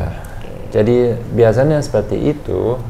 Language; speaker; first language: Indonesian; non-native, fluent; German